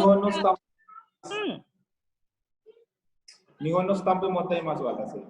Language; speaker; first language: Japanese; non-native, fluent; Hindi